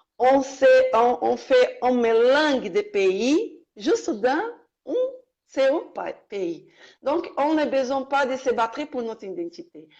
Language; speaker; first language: French; non-native, learner; Portuguese